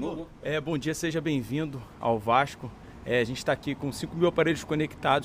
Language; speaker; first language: Portuguese; native; Portuguese